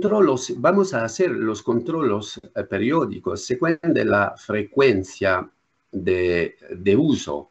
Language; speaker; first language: Spanish; non-native, learner; French